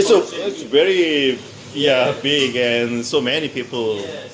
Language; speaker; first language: English; non-native, learner; Korean